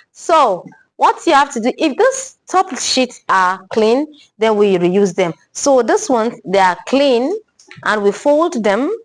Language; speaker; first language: English; non-native, local second language; Igbo